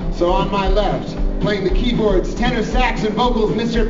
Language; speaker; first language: English; native; English